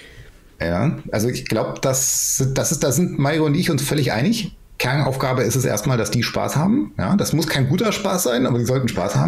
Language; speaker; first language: German; native; German